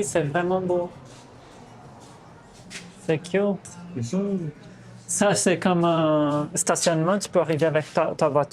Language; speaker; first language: French; non-native, fluent; Portuguese